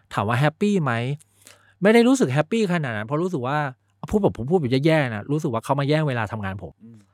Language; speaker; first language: Thai; early bilingual, other home language; Chinese